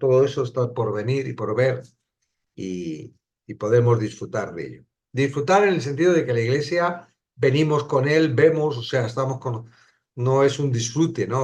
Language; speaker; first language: Spanish; native; Spanish